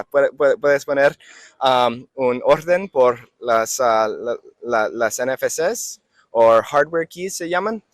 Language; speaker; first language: Spanish; non-native, learner; English